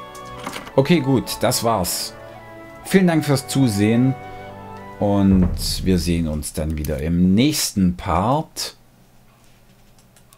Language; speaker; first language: German; native; German